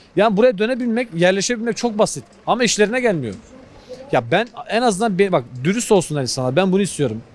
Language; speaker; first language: Turkish; native; Turkish